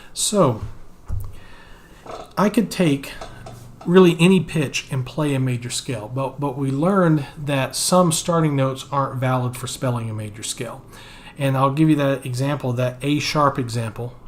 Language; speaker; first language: English; native; English